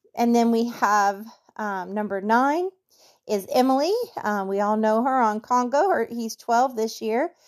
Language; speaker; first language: English; native; English